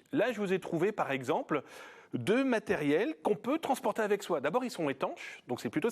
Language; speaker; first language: French; native; French